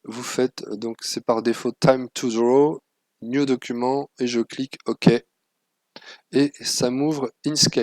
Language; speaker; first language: French; native; French